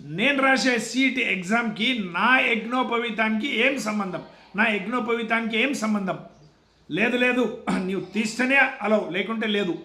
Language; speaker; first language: Telugu; non-native, local second language; Kannada